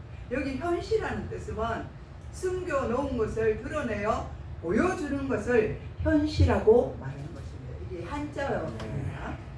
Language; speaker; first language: Korean; native; Korean